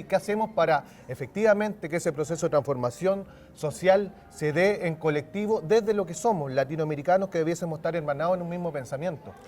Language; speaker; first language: Spanish; native; Spanish